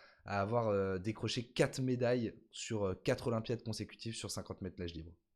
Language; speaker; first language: French; native; French